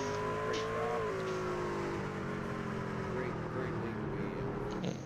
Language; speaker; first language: English; native; English